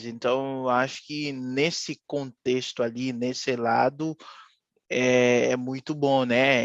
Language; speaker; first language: Portuguese; non-native, fluent; Haitian Creole